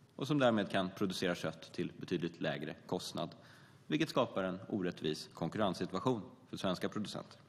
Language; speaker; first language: Swedish; native; Swedish